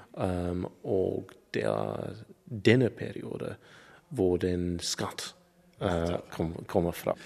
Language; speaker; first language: Norwegian; non-native, learner; English